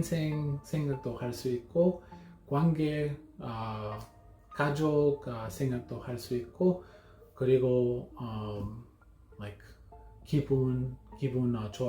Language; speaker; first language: Korean; non-native, learner; English